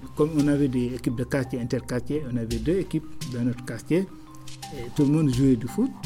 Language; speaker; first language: French; non-native, local second language; Wolof